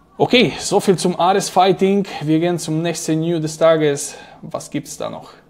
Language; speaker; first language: German; non-native, fluent; Slovak